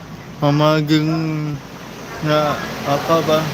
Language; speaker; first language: Indonesian; non-native, local second language; Balinese